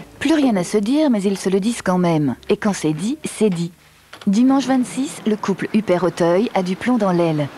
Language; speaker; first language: French; native; French